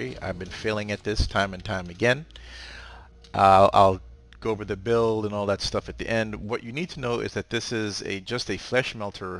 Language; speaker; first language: English; native; English